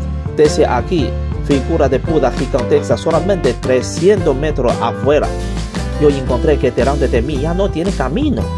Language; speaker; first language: Spanish; non-native, learner; Chinese